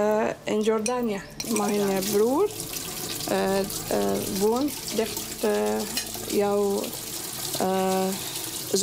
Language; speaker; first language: Dutch; non-native, learner; Arabic